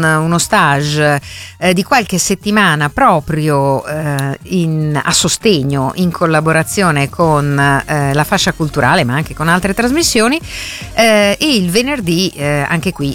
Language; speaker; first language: Italian; native; Italian